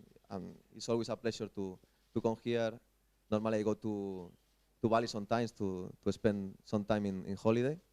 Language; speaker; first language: English; non-native, fluent; Spanish